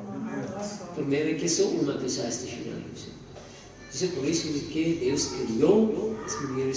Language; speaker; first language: Portuguese; non-native, fluent; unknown